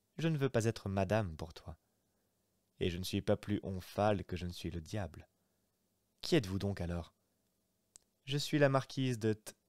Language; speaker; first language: French; native; French